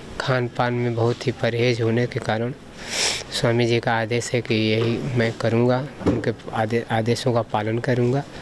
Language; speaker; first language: Hindi; native; Hindi